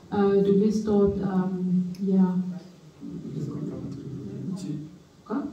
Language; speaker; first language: German; non-native, fluent; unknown